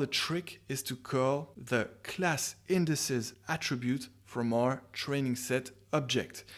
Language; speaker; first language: English; non-native, fluent; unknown